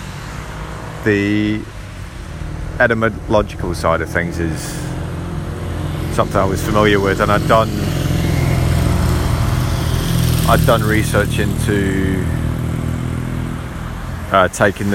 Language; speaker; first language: English; native; English